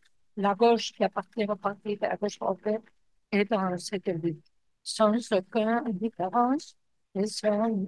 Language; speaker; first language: French; non-native, fluent; Spanish